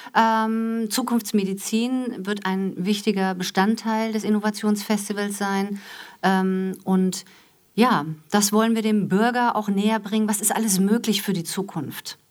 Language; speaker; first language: German; native; German